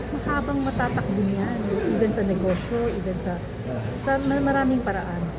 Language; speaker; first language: Filipino; native; Filipino